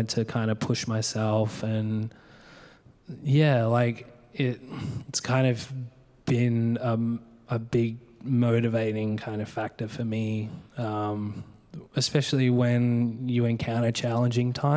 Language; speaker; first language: English; native; English